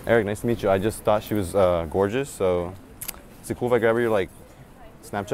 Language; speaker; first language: English; early bilingual, other home language; Spanish